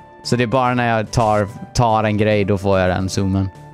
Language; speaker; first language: Swedish; native; Swedish